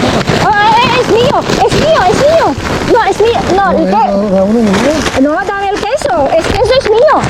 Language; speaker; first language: Spanish; non-native, learner; Filipino